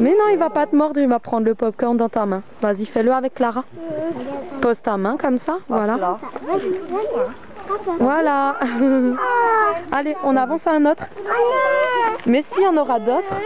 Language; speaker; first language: French; native; French